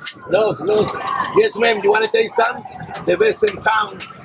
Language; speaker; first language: English; non-native, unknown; Spanish